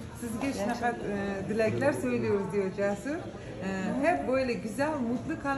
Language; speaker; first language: Turkish; non-native, fluent; Uzbek